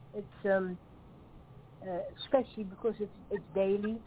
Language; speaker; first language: English; non-native, fluent; Dutch